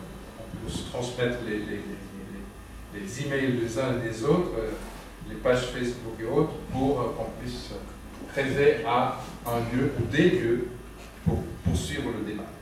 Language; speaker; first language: French; native; French